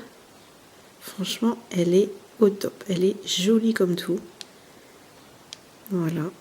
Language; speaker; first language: French; native; French